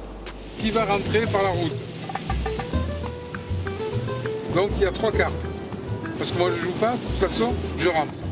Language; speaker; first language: French; native; French